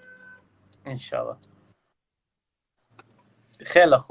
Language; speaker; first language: Persian; native; Persian